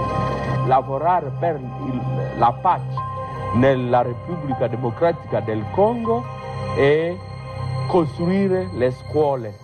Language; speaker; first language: Italian; non-native, fluent; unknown